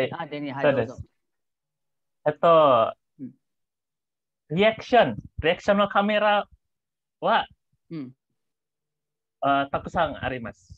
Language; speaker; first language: Japanese; non-native, learner; Indonesian